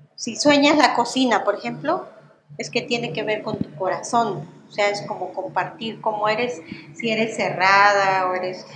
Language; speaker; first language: Spanish; non-native, local second language; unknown